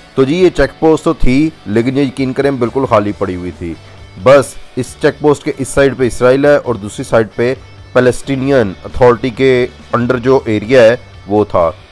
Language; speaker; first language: Urdu; non-native, local second language; Punjabi